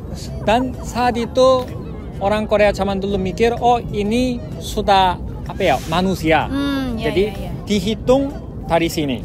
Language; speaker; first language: Indonesian; non-native, fluent; Korean